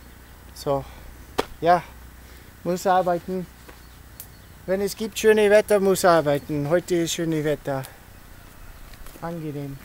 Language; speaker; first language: German; early bilingual, heritage; English